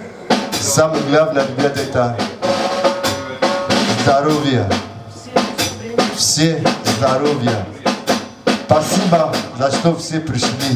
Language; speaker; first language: Russian; non-native, learner; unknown